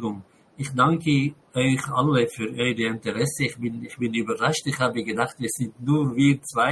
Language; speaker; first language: German; non-native, fluent; Arabic